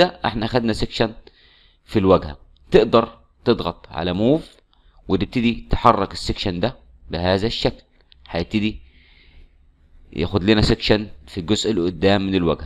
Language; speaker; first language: Arabic; native; Arabic